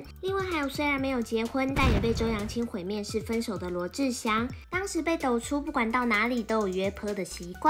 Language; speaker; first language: Chinese; native; Chinese